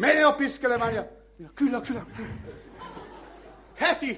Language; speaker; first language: Finnish; non-native, learner; Italian